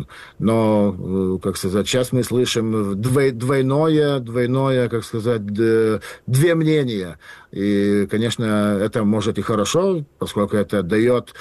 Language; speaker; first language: Russian; non-native, fluent; Lithuanian